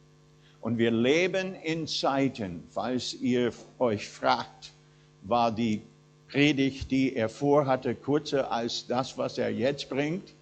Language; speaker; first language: German; non-native, fluent; English